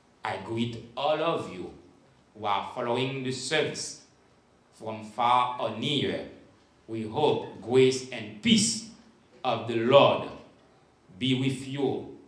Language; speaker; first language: English; non-native, learner; Haitian Creole